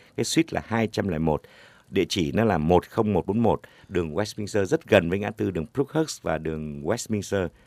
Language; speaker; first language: Vietnamese; native; Vietnamese